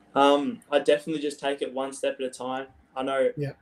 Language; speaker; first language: English; native; English